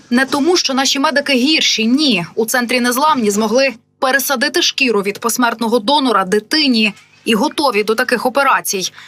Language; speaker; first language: Ukrainian; native; Ukrainian